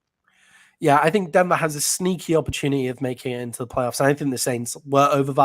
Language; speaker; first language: English; native; English